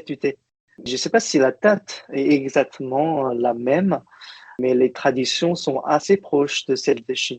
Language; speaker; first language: French; non-native, fluent; Chinese